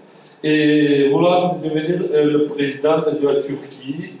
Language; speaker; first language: French; non-native, fluent; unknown